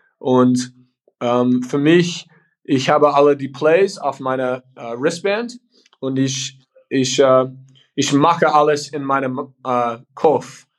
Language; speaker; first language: German; non-native, learner; English